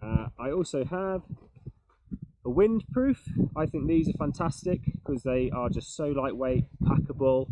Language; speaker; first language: English; native; English